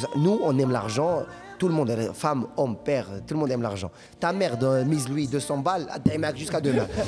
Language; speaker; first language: French; non-native, local second language; Arabic